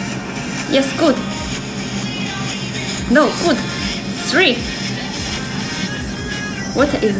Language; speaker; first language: English; non-native, learner; Chinese